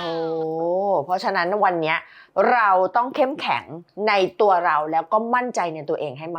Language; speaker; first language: Thai; native; Thai